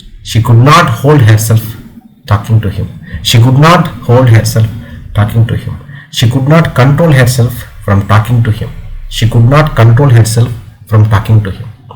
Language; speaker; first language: English; non-native, local second language; Telugu